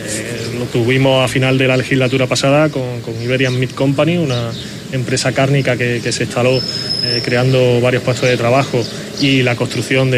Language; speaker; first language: Spanish; native; Spanish